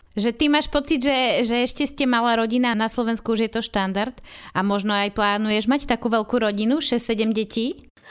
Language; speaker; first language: Slovak; native; Slovak